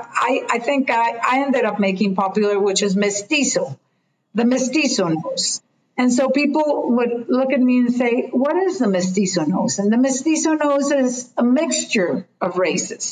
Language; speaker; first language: English; non-native, fluent; Spanish